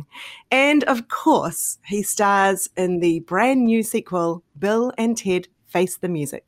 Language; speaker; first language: English; native; English